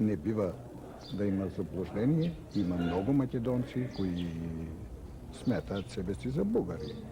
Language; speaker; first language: Bulgarian; non-native, local second language; Macedonian